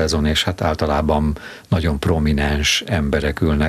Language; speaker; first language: Hungarian; native; Hungarian